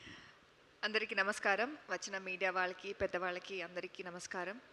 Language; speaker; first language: Telugu; non-native, local second language; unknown